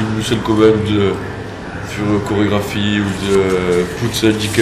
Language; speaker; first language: German; non-native, learner; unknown